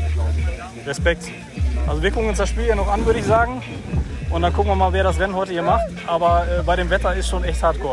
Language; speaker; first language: German; native; German